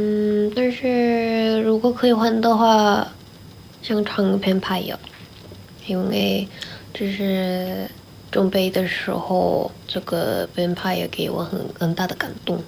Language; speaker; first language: Chinese; non-native, learner; Korean